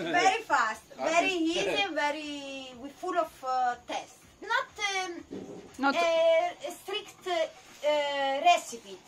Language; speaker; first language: English; non-native, learner; Italian